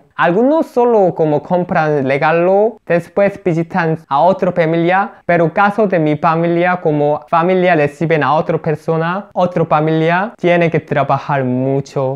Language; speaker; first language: Spanish; non-native, learner; Korean